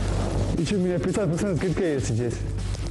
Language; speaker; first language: Russian; non-native, learner; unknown